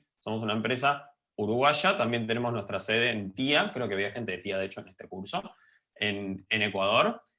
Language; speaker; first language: Spanish; native; Spanish